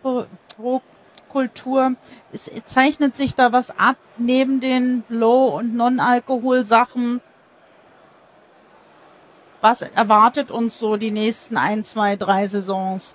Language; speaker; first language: German; native; German